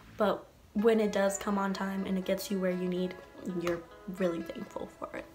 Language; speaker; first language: English; native; English